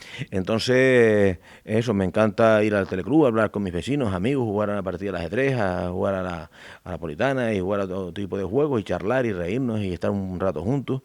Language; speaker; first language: Spanish; native; Spanish